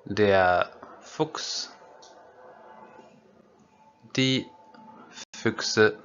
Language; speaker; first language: German; non-native, fluent; French